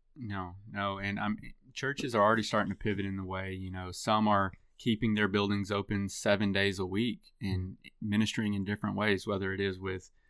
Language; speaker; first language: English; native; English